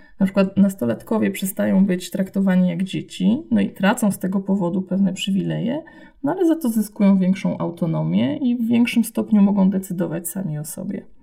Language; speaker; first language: Polish; native; Polish